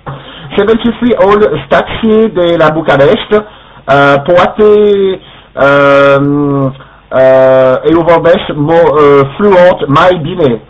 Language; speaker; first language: Romanian; non-native, learner; French